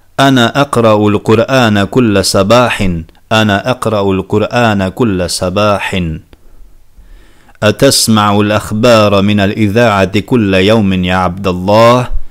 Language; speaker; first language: Arabic; non-native, fluent; Turkish